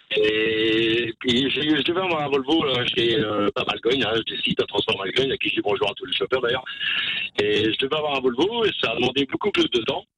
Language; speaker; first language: French; native; French